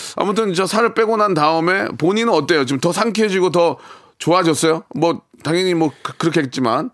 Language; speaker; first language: Korean; native; Korean